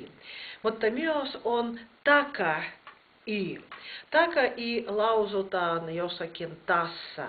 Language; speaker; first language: Finnish; non-native, fluent; Russian